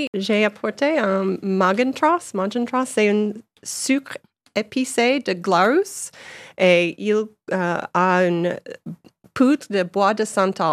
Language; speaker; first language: French; non-native, learner; English